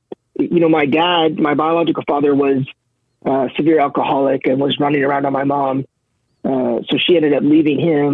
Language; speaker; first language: English; native; English